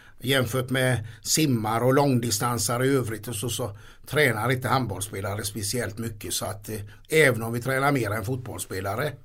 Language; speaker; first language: Swedish; native; Swedish